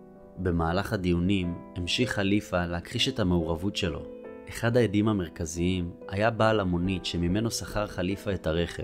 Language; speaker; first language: Hebrew; native; Hebrew